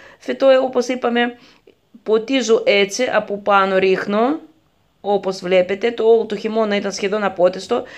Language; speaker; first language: Greek; non-native, fluent; Russian